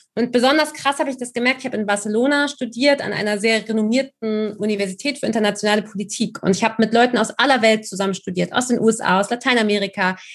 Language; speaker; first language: German; native; German